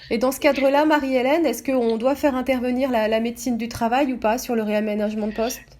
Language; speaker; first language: French; native; French